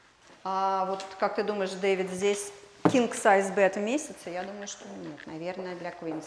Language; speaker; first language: Russian; native; Russian